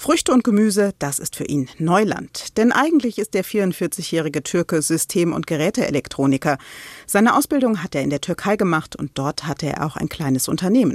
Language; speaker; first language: German; native; German